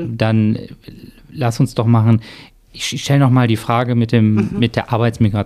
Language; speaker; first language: German; native; German